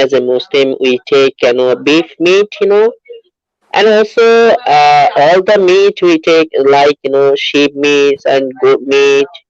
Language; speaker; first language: English; non-native, learner; Bangla